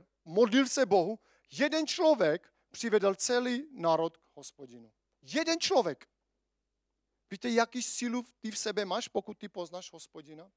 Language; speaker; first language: Czech; non-native, fluent; Armenian